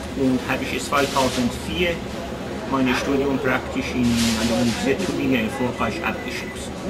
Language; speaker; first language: German; non-native, fluent; Persian